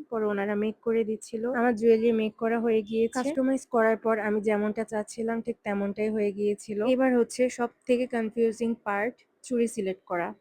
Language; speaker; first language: Bangla; native; Bangla